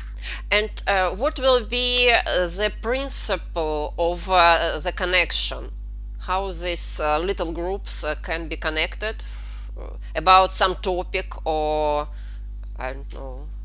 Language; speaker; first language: English; non-native, fluent; Russian